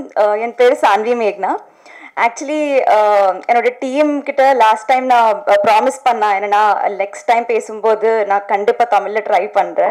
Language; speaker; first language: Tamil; non-native, learner; Telugu